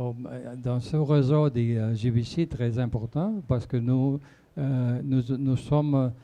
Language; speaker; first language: French; non-native, fluent; Spanish